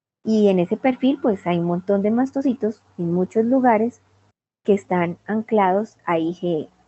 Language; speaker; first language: Spanish; native; Spanish